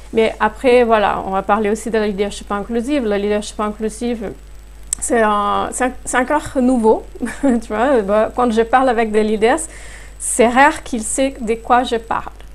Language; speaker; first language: French; non-native, fluent; Portuguese